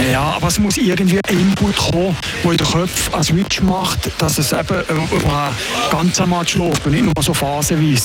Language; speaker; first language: German; native; German